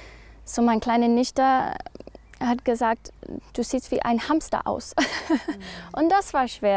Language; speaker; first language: German; non-native, learner; English